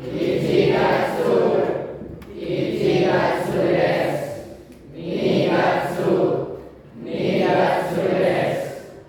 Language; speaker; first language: Japanese; non-native, learner; Indonesian